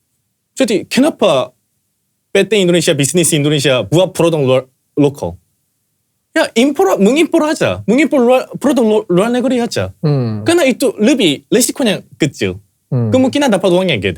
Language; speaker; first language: Indonesian; non-native, fluent; Korean